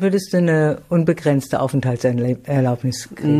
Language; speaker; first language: German; native; German